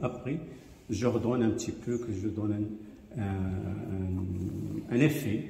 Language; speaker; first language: French; non-native, local second language; Arabic